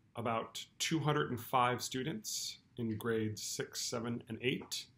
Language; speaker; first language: English; native; English